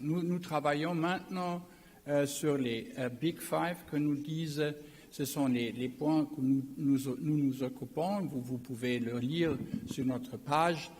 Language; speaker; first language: French; non-native, learner; German